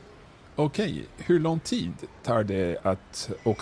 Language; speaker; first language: Swedish; non-native, learner; English